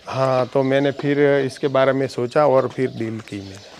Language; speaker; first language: Hindi; non-native, local second language; Gujarati